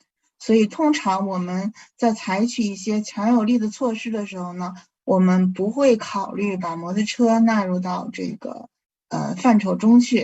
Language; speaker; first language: Chinese; native; Chinese